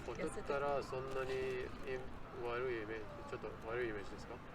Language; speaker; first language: Japanese; non-native, learner; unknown